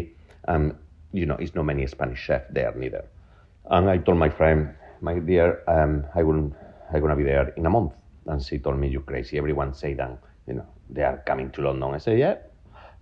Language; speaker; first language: English; non-native, fluent; Spanish